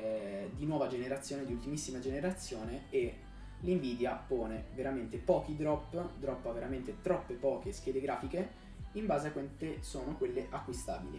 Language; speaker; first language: Italian; native; Italian